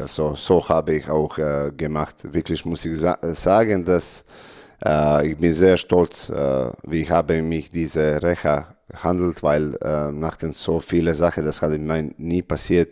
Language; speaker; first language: German; non-native, learner; Serbian